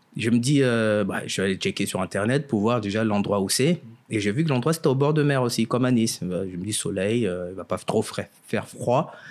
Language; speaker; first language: French; early bilingual, other home language; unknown